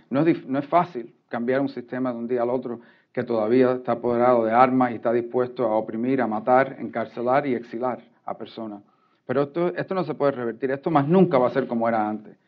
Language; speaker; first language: Spanish; early bilingual, heritage; Spanish